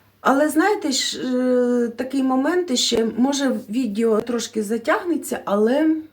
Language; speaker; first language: Ukrainian; non-native, local second language; Russian